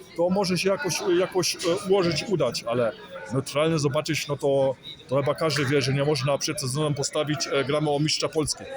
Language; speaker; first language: Polish; early bilingual, heritage; Polish